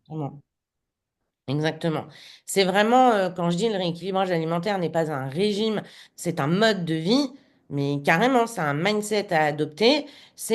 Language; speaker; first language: French; native; French